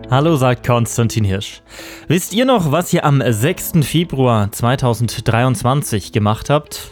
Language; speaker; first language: German; native; German